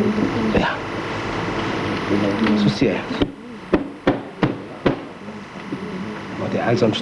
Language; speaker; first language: Danish; non-native, learner; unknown